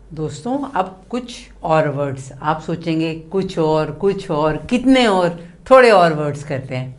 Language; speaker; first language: Hindi; non-native, local second language; Tamil